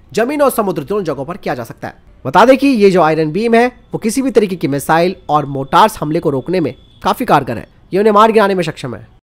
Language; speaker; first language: Hindi; native; Hindi